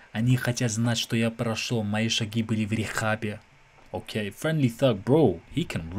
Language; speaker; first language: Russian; non-native, fluent; English